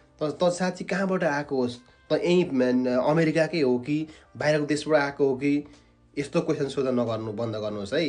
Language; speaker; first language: Nepali; native; Nepali